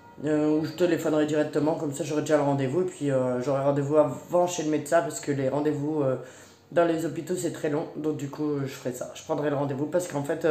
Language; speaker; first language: French; native; French